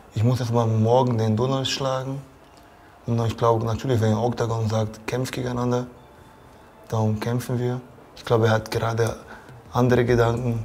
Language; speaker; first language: German; non-native, fluent; Portuguese